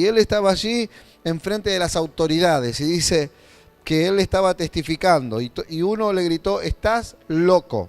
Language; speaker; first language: Spanish; native; Spanish